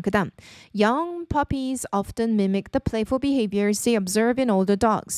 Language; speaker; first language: English; non-native, fluent; Korean